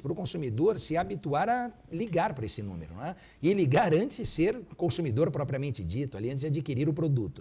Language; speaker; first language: Portuguese; native; Portuguese